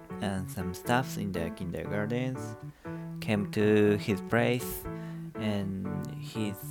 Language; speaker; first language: English; non-native, learner; Japanese